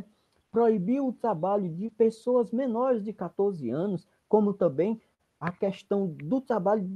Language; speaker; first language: Portuguese; native; Portuguese